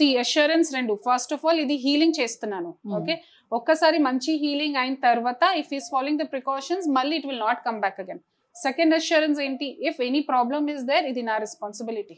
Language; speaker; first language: Telugu; non-native, learner; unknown